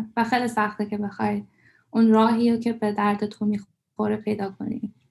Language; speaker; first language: Persian; early bilingual, heritage; Persian